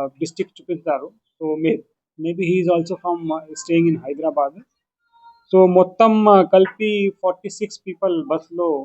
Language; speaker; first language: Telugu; non-native, local second language; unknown